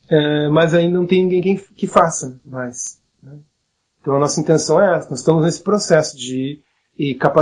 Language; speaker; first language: Portuguese; native; Portuguese